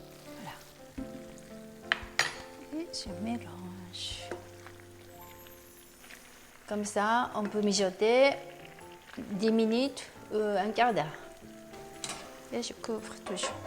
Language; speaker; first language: French; non-native, fluent; Japanese